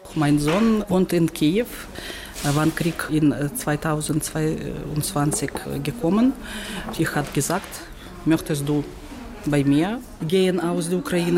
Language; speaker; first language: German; non-native, learner; Ukrainian